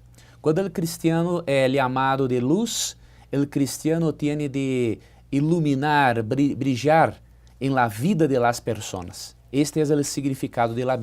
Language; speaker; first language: Spanish; non-native, fluent; Portuguese